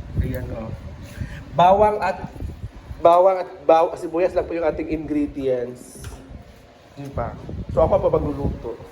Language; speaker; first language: Filipino; non-native, local second language; Cebuano